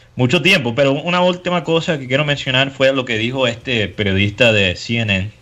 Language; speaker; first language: Spanish; early bilingual, heritage; Spanish